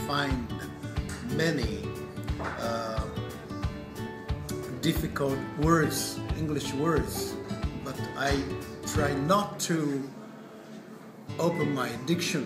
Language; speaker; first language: English; non-native, fluent; Japanese